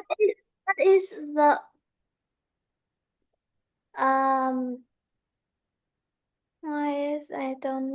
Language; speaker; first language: English; non-native, learner; Vietnamese